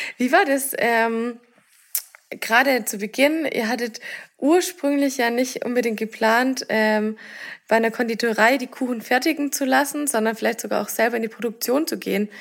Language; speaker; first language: German; native; German